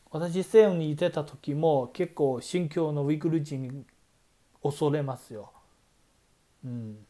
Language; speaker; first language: Japanese; non-native, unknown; Chinese